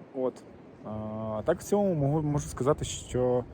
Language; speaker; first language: Ukrainian; non-native, local second language; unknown